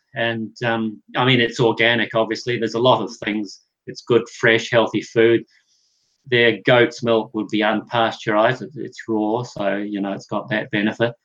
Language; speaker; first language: English; native; English